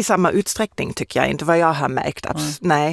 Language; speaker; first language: Swedish; non-native, fluent; German